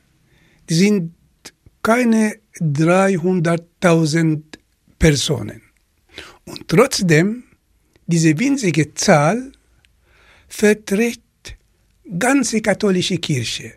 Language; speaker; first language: German; non-native, fluent; Arabic